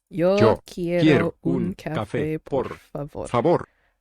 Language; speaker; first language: Spanish; non-native, learner; English